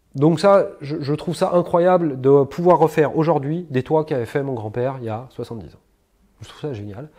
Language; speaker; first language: French; native; French